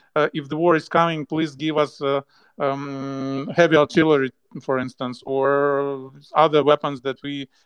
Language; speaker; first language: English; non-native, fluent; Ukrainian